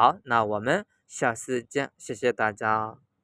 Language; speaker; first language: Chinese; non-native, fluent; Burmese